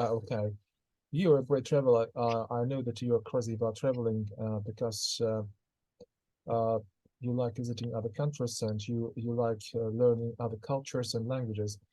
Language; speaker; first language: English; non-native, fluent; Russian